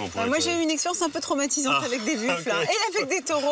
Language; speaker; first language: French; native; French